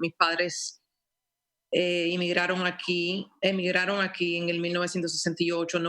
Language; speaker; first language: Spanish; early bilingual, heritage; Spanish